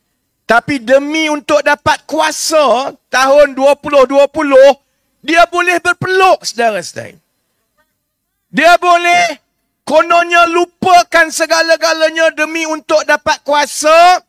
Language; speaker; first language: Malay; native; Malay